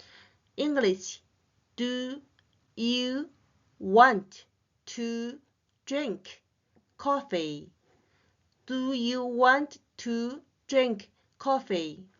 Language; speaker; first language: English; non-native, learner; Chinese